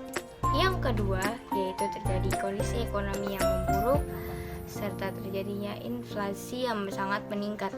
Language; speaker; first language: Indonesian; native; Indonesian